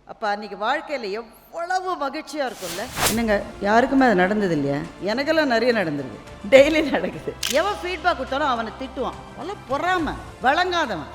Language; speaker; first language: Tamil; native; Tamil